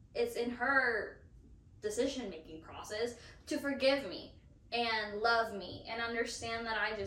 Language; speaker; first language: English; non-native, fluent; Spanish